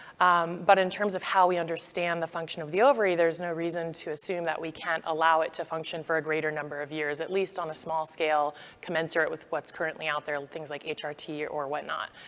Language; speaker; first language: English; native; English